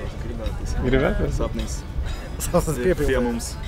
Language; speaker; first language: Latvian; non-native, local second language; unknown